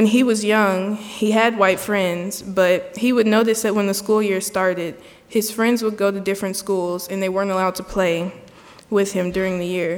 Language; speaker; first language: English; native; English